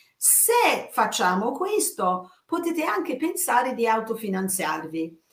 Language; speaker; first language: Italian; non-native, fluent; English